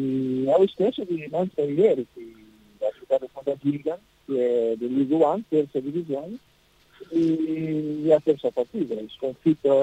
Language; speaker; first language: Italian; non-native, learner; Portuguese